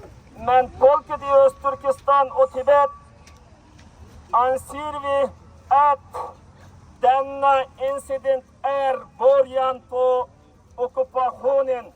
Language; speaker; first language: Swedish; non-native, learner; Uyghur